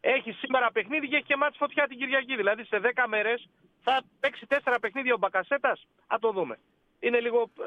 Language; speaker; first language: Greek; native; Greek